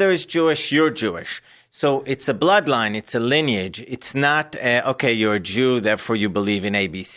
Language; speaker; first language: English; non-native, fluent; Hebrew